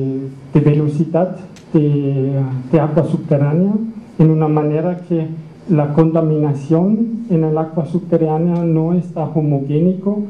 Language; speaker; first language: Spanish; non-native, learner; German